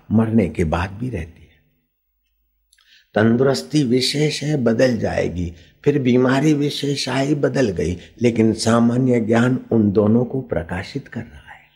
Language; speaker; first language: Hindi; non-native, local second language; Sindhi